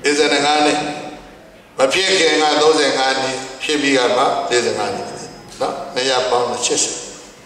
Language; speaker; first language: English; non-native, learner; Burmese